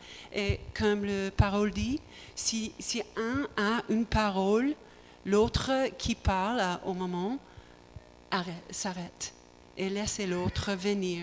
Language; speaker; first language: French; non-native, learner; English